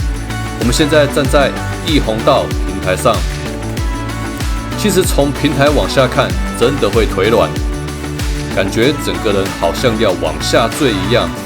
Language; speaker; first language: Chinese; native; Chinese